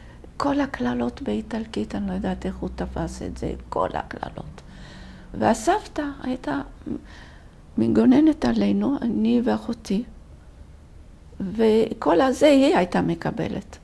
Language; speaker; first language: Hebrew; non-native, fluent; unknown